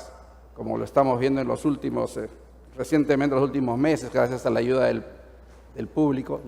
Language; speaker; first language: Spanish; native; Spanish